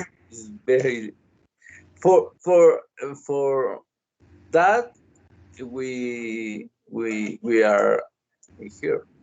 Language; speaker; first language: English; non-native, learner; Spanish